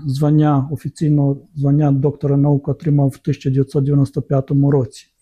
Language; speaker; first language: Ukrainian; non-native, local second language; Romanian